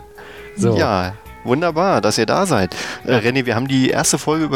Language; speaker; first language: German; native; German